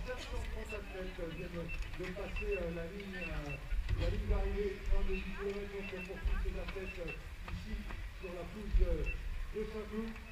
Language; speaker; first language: French; native; French